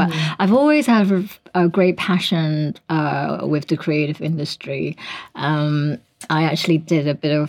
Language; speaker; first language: English; non-native, local second language; Cantonese